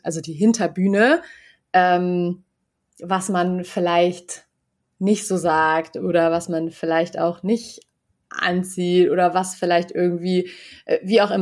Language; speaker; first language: German; native; German